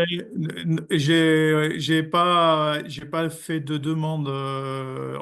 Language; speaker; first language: French; native; French